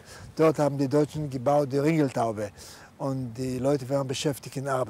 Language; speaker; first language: German; non-native, fluent; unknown